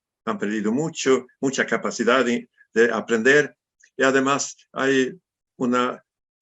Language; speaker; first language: Spanish; non-native, fluent; Swedish